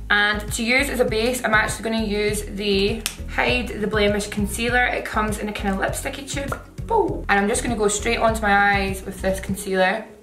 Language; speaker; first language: English; native; English